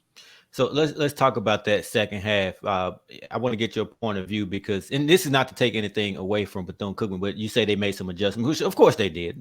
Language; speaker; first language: English; native; English